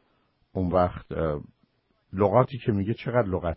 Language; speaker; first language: Persian; native; Persian